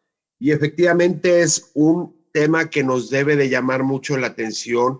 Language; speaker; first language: Spanish; native; Spanish